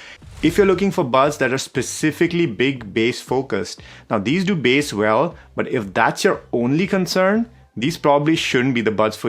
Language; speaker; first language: English; non-native, fluent; Dutch